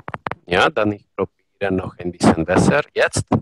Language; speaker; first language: German; non-native, learner; Hungarian